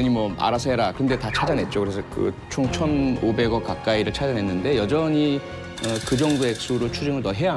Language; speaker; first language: Korean; native; Korean